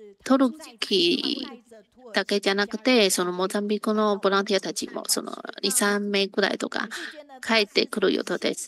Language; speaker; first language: Japanese; non-native, fluent; Chinese